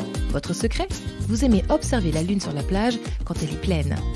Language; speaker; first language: French; native; French